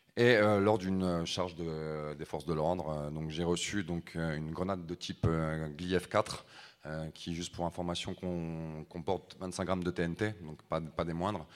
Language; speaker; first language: French; native; French